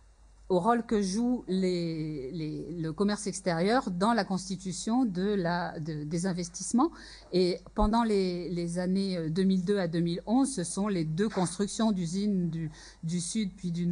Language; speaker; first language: French; native; French